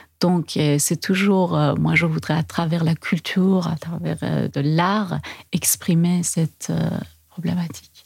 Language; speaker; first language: French; non-native, fluent; Persian